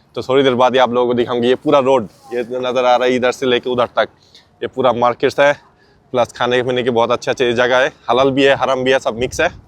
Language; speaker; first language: Hindi; non-native, fluent; Bangla